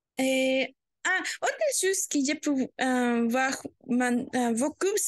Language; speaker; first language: French; non-native, learner; Spanish